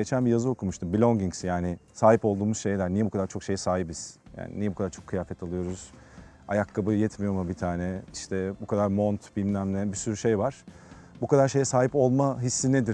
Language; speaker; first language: Turkish; native; Turkish